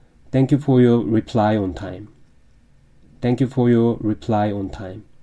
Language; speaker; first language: English; non-native, fluent; Korean